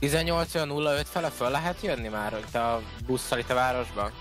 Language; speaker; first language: Hungarian; native; Hungarian